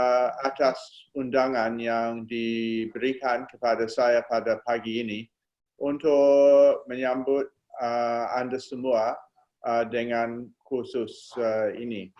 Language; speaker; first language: Indonesian; non-native, fluent; English